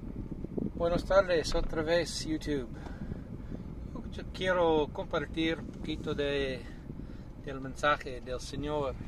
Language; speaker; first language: Spanish; non-native, learner; English